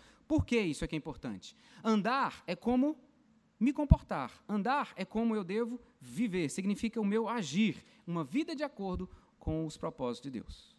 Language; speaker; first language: Portuguese; native; Portuguese